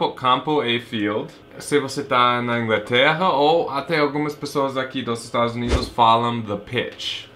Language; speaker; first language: Portuguese; non-native, fluent; English